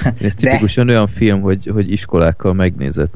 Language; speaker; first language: Hungarian; native; Hungarian